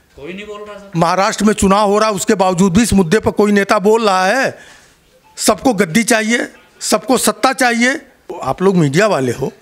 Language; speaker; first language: Hindi; native; Hindi